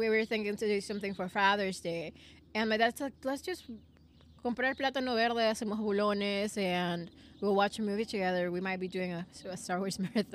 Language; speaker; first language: English; non-native, fluent; Spanish